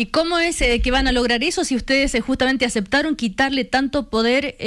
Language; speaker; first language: Spanish; native; Spanish